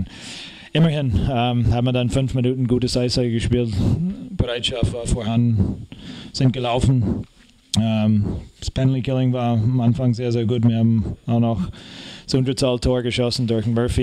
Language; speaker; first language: German; non-native, fluent; English